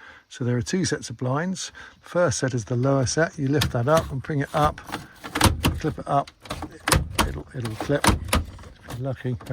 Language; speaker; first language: English; native; English